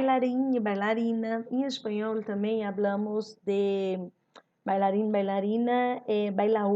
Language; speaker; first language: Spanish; non-native, learner; Portuguese